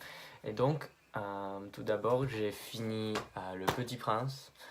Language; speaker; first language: French; non-native, fluent; English